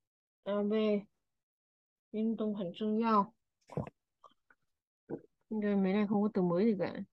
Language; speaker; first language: Chinese; non-native, fluent; Vietnamese